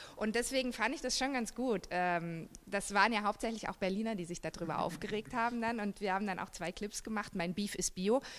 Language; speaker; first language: German; native; German